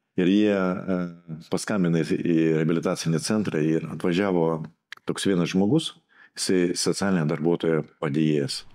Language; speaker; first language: Lithuanian; non-native, local second language; Russian